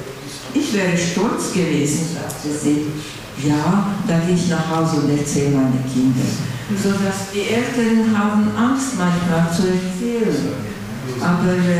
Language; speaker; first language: German; non-native, fluent; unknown